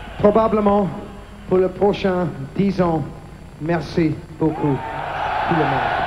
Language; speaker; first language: French; non-native, learner; English